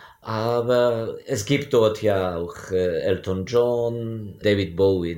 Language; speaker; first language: German; non-native, fluent; Ukrainian